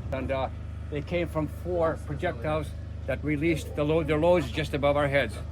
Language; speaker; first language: English; native; English